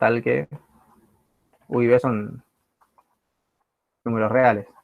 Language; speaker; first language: Spanish; native; Spanish